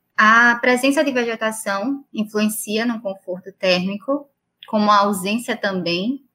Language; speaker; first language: Portuguese; native; Portuguese